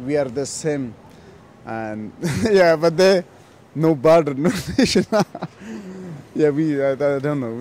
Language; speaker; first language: English; non-native, learner; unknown